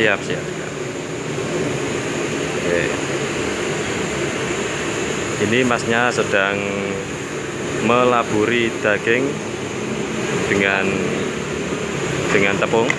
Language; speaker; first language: Indonesian; native; Indonesian